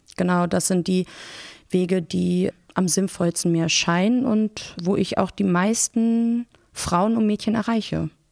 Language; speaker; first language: German; early bilingual, other home language; Persian